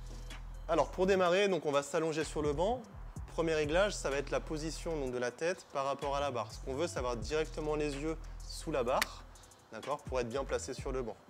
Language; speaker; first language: French; native; French